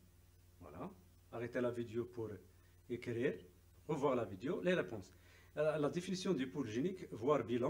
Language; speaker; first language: French; non-native, local second language; Arabic